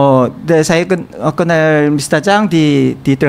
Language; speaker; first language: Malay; non-native, learner; Korean